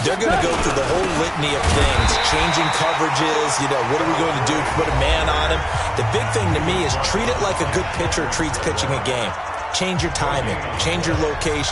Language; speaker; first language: English; native; English